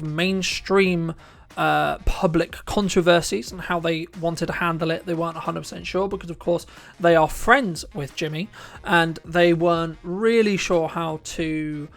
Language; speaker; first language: English; native; English